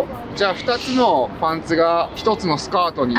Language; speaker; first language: Japanese; native; Japanese